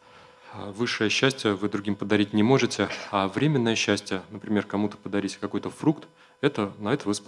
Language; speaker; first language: Russian; native; Russian